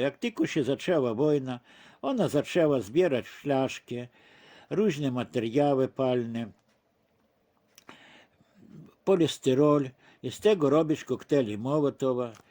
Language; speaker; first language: Polish; early bilingual, heritage; Polish